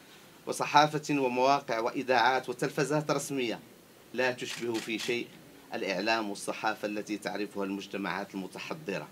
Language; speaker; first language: Arabic; native; Arabic